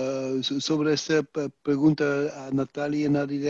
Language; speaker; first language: Portuguese; non-native, fluent; Dutch